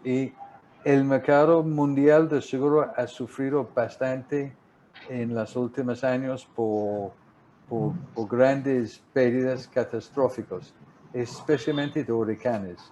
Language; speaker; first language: Spanish; non-native, fluent; English